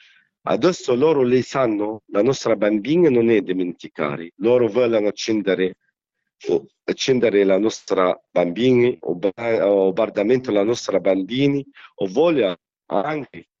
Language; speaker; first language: Italian; non-native, learner; Arabic